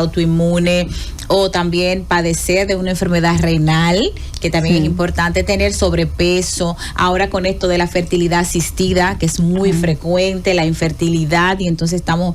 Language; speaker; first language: Spanish; native; Spanish